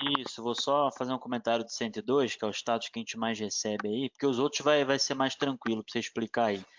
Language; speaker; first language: Portuguese; native; Portuguese